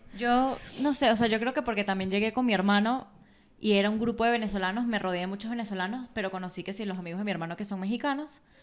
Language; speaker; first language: Spanish; native; Spanish